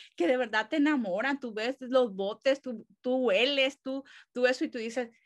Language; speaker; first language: Spanish; native; Spanish